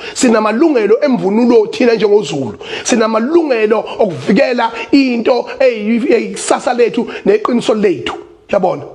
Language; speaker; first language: Zulu; native; Zulu